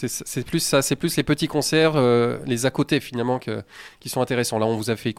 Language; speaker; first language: French; native; French